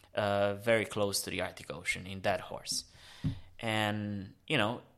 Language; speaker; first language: English; early bilingual, other home language; Romanian